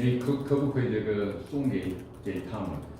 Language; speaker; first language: Chinese; non-native, fluent; Korean